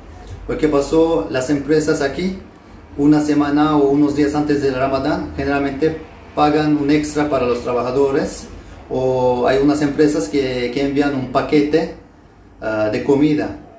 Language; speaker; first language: Spanish; non-native, fluent; Turkish